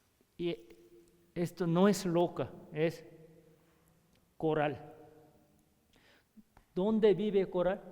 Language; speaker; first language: Spanish; non-native, learner; Korean